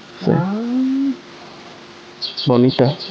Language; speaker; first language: Spanish; non-native, learner; English